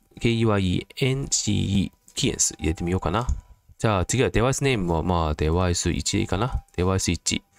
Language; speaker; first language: Japanese; non-native, fluent; Cantonese